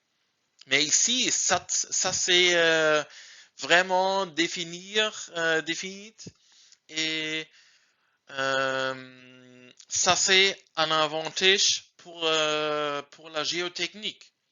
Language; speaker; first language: French; non-native, learner; German